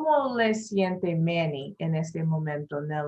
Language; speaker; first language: Spanish; non-native, learner; English